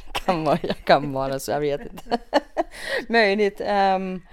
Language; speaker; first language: Swedish; early bilingual, other home language; Finnish